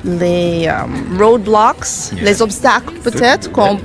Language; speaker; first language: French; non-native, fluent; English